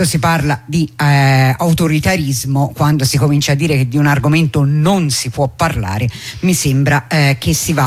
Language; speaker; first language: Italian; native; Italian